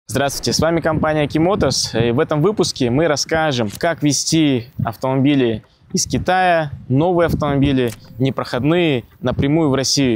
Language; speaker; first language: Russian; native; Russian